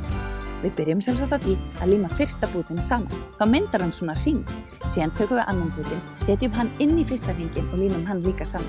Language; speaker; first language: Icelandic; native; Icelandic